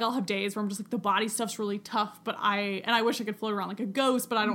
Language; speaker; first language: English; native; English